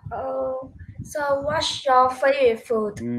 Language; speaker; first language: English; non-native, learner; Vietnamese